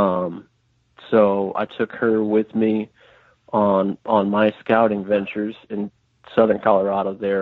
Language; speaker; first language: English; native; English